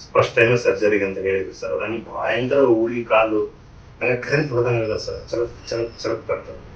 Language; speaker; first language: Kannada; native; Kannada